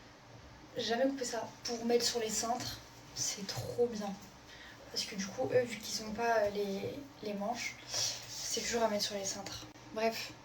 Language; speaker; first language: French; native; French